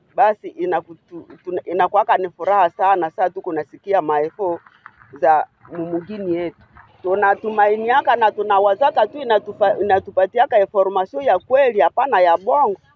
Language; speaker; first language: Swahili; native; Swahili